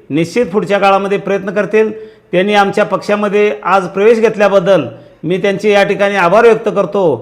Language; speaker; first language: Marathi; native; Marathi